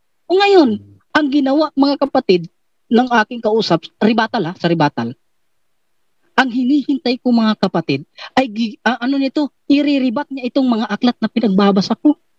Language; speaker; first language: Filipino; native; Filipino